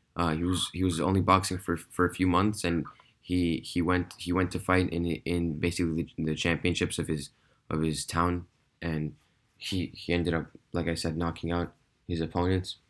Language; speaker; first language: English; early bilingual, other home language; Russian